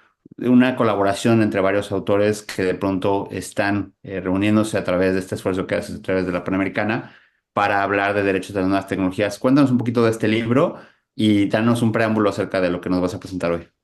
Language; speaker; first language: Spanish; native; Spanish